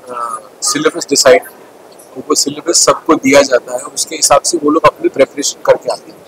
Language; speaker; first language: Hindi; native; Hindi